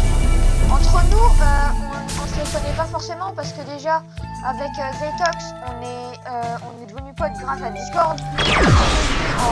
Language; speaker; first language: French; native; French